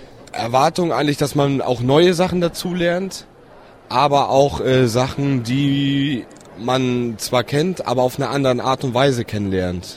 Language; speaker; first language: German; native; German